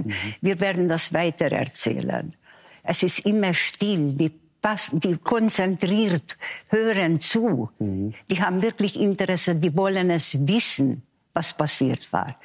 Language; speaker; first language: German; non-native, fluent; Hungarian